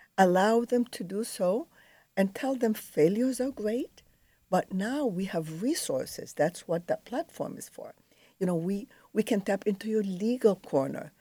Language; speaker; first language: English; non-native, fluent; Arabic